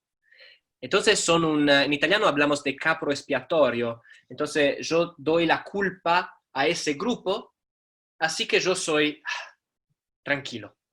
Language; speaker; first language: Spanish; non-native, fluent; Italian